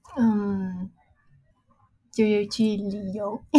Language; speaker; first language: Chinese; non-native, learner; Vietnamese